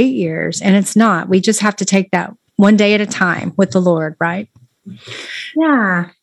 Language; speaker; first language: English; native; English